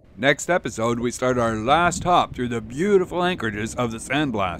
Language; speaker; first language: English; native; English